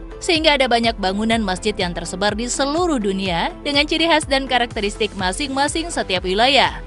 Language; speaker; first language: Indonesian; native; Indonesian